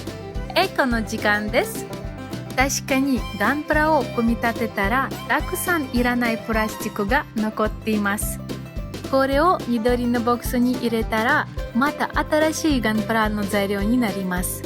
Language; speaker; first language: Japanese; non-native, learner; Russian